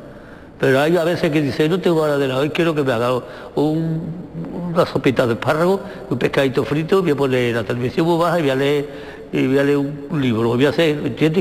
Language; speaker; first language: Spanish; native; Spanish